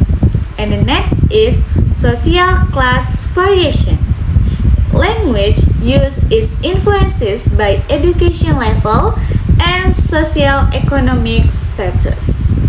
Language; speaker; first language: English; non-native, local second language; Indonesian